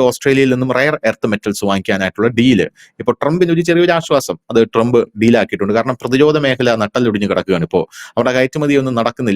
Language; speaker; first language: Malayalam; native; Malayalam